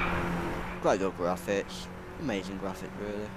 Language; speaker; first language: English; native; English